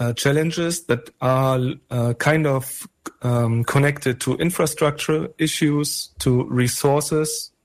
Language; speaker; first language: English; non-native, fluent; German